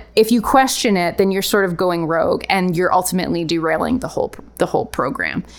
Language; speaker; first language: English; early bilingual, other home language; Italian